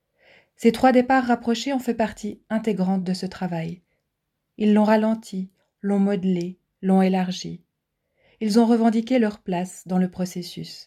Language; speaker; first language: French; native; French